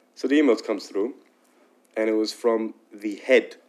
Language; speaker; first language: English; non-native, fluent; Arabic